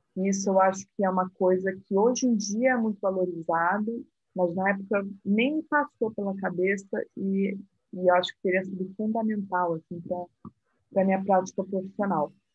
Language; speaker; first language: Portuguese; native; Portuguese